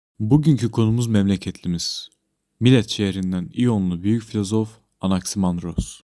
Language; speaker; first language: Turkish; native; Turkish